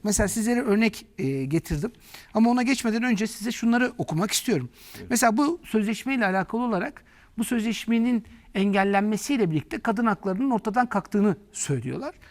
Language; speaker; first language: Turkish; native; Turkish